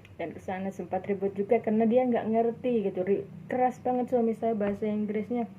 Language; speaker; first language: Indonesian; native; Indonesian